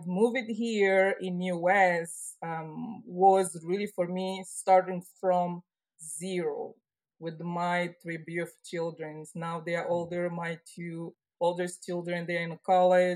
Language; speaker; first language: English; non-native, fluent; Portuguese